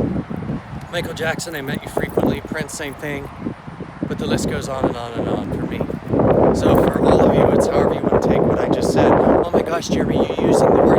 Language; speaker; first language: English; native; English